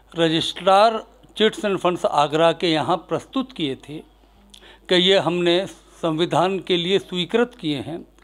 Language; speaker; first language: Hindi; native; Hindi